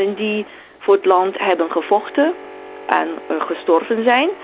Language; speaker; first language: Dutch; non-native, fluent; Chinese